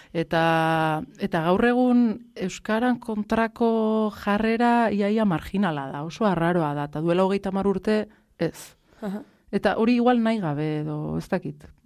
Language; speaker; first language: Basque; non-native, local second language; Spanish